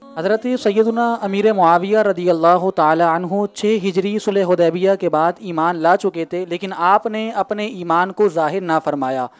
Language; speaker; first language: Urdu; non-native, local second language; Punjabi